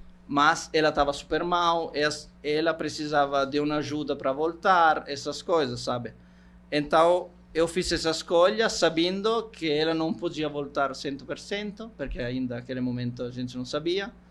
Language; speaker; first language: Portuguese; non-native, fluent; Italian